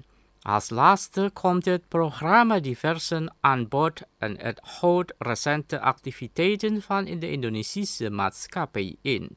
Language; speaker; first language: Dutch; non-native, learner; Indonesian